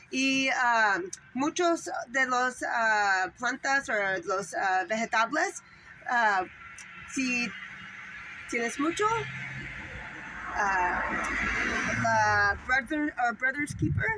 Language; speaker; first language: Spanish; non-native, learner; English